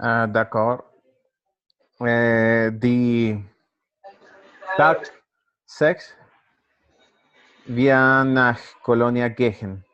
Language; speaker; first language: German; non-native, learner; Spanish